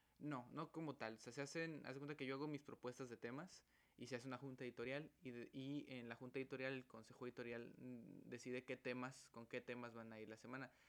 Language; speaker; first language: Spanish; native; Spanish